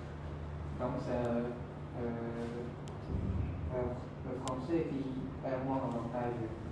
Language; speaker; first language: French; non-native, learner; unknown